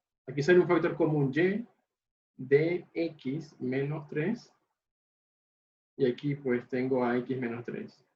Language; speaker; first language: Spanish; native; Spanish